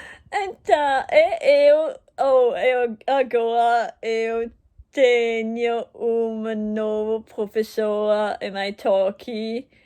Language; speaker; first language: Portuguese; non-native, learner; German